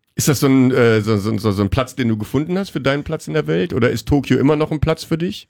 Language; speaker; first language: German; native; German